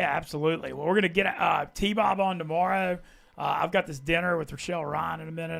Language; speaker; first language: English; native; English